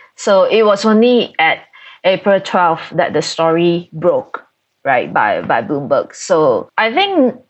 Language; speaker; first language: English; non-native, local second language; Cantonese